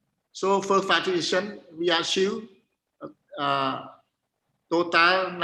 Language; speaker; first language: English; non-native, learner; Khmer